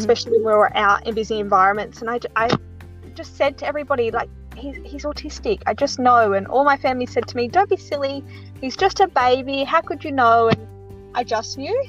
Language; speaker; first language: English; native; English